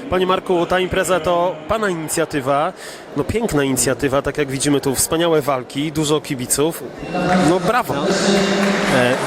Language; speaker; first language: Polish; native; Polish